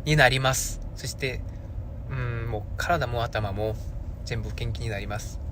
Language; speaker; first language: Japanese; non-native, fluent; Korean